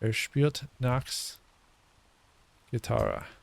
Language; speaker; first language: German; non-native, learner; English